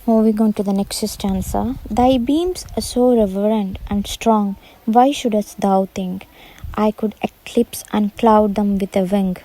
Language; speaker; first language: English; non-native, local second language; Malayalam